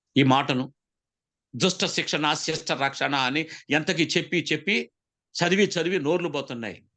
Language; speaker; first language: Telugu; non-native, local second language; Koya